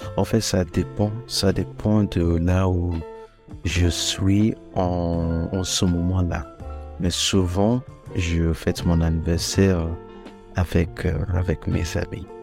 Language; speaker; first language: French; non-native, fluent; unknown